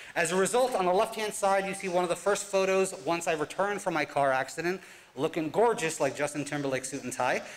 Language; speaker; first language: English; native; English